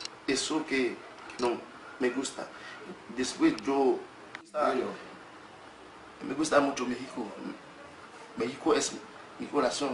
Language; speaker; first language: Spanish; non-native, learner; Haitian Creole